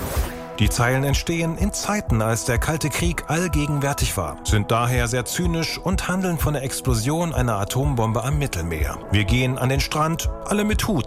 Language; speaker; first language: German; native; German